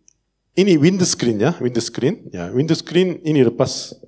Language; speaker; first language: Indonesian; non-native, learner; Korean